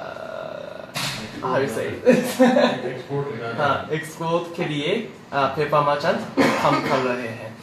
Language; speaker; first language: Urdu; non-native, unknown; Japanese